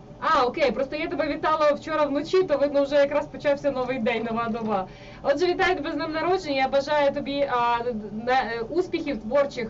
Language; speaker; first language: Ukrainian; native; Ukrainian